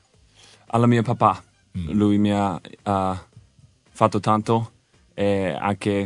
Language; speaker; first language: Italian; non-native, learner; English